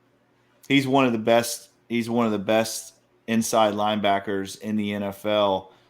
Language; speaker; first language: English; native; English